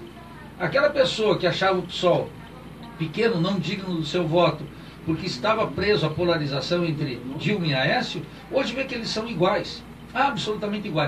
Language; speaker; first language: Portuguese; native; Portuguese